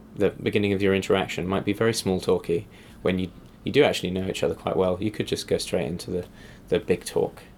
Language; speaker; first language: English; native; English